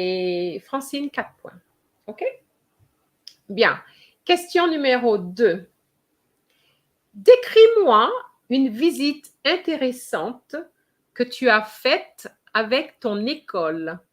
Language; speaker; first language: French; non-native, fluent; English